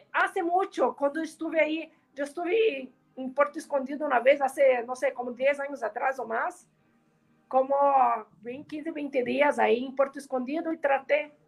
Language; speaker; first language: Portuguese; non-native, learner; Spanish